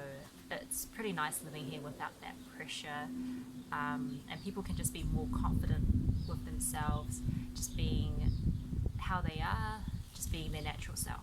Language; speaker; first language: English; early bilingual, other home language; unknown